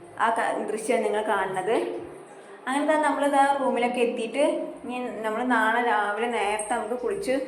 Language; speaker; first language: Malayalam; native; Malayalam